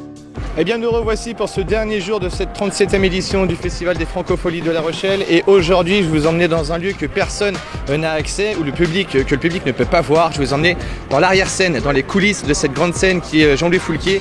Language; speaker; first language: French; native; French